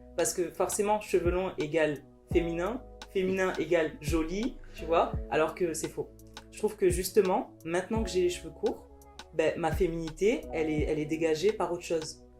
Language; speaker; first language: French; early bilingual, other home language; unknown